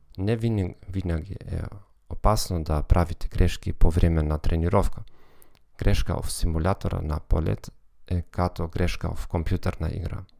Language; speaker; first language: Bulgarian; non-native, learner; German